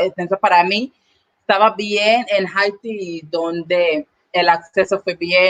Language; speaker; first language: Spanish; non-native, learner; English